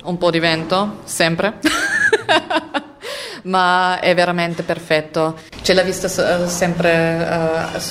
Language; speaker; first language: Italian; non-native, fluent; German